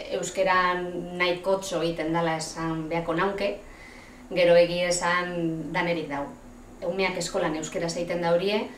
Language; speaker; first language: Basque; native; Basque